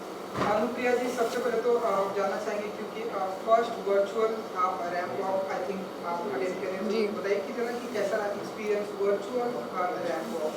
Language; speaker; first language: Hindi; native; Hindi